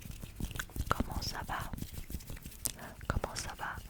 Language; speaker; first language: French; non-native, learner; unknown